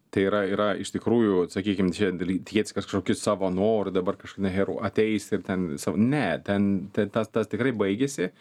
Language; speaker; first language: Lithuanian; non-native, fluent; Swedish